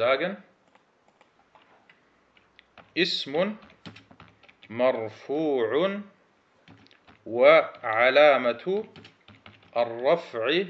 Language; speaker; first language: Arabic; early bilingual, heritage; Arabic